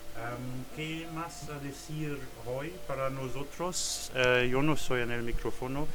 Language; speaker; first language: Spanish; non-native, learner; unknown